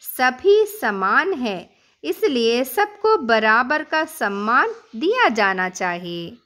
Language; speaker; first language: Hindi; non-native, local second language; Malayalam